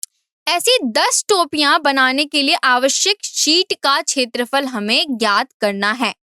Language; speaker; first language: Hindi; native; Hindi